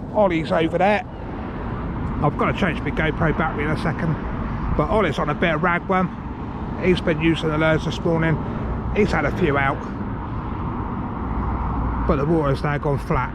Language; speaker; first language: English; native; English